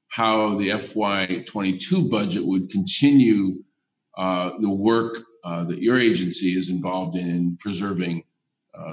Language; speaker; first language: English; native; English